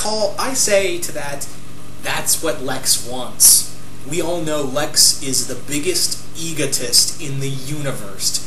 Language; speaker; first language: English; native; English